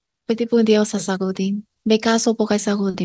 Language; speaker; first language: Filipino; non-native, learner; Chinese